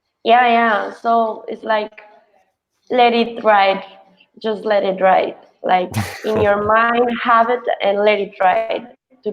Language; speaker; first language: English; non-native, fluent; Spanish